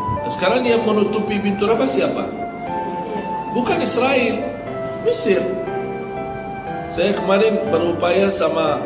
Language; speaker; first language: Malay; non-native, fluent; Arabic